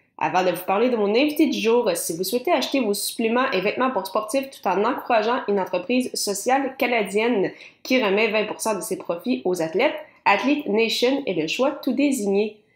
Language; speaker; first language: French; native; French